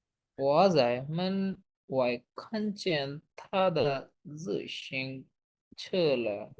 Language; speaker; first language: Chinese; non-native, learner; Urdu